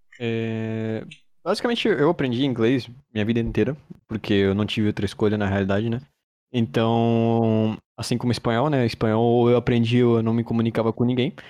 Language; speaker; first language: Portuguese; early bilingual, heritage; Portuguese